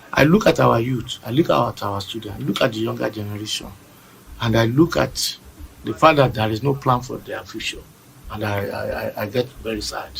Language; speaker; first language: English; non-native, local second language; Yoruba